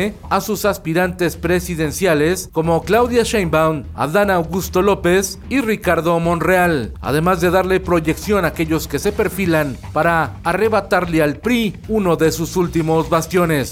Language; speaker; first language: Spanish; native; Spanish